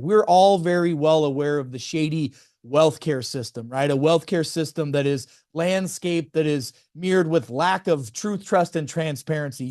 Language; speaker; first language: English; native; English